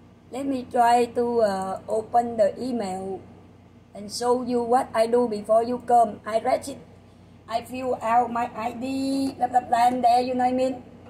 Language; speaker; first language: English; non-native, learner; Vietnamese